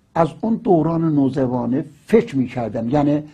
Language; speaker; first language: Persian; non-native, local second language; Azerbaijani